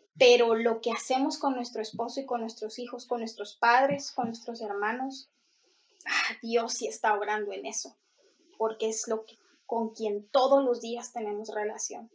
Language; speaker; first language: Spanish; native; Spanish